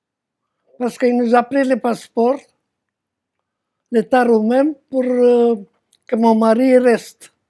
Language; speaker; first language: French; non-native, fluent; Romanian